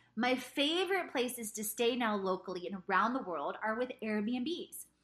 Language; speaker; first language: English; native; English